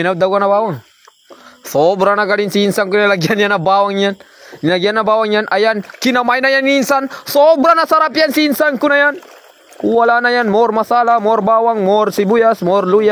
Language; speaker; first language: Filipino; non-native, local second language; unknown